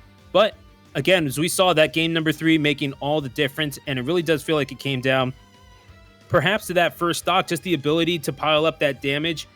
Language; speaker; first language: English; native; English